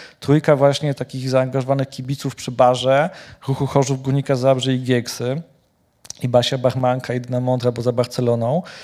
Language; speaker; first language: Polish; native; Polish